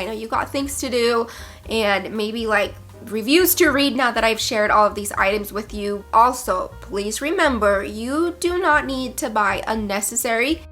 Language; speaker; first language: English; native; English